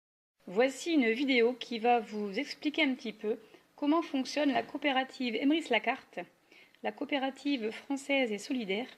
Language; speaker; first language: French; native; French